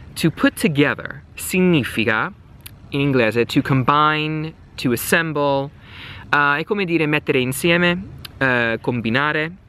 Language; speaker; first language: Italian; non-native, fluent; English